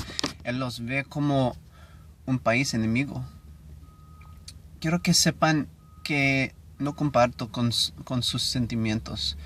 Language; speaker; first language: Spanish; non-native, learner; English